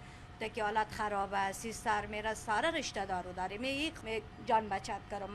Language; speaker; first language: Hindi; non-native, learner; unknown